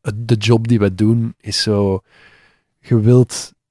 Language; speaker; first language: Dutch; native; Dutch